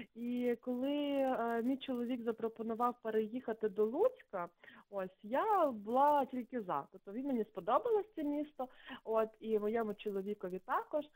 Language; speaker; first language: Ukrainian; native; Ukrainian